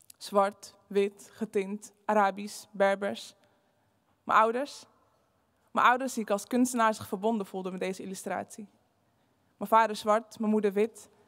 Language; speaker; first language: Dutch; early bilingual, other home language; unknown